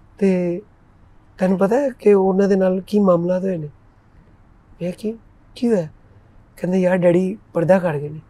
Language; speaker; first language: Urdu; non-native, local second language; Punjabi